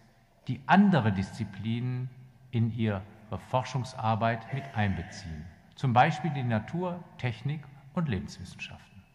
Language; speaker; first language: German; native; German